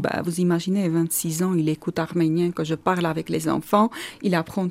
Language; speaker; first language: French; non-native, fluent; Armenian